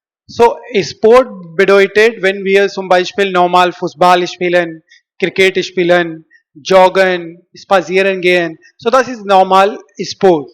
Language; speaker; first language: German; non-native, learner; Hindi